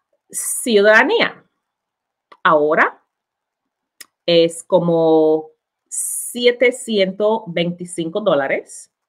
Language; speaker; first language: Spanish; non-native, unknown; English